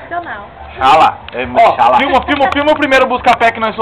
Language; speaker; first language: Portuguese; native; Portuguese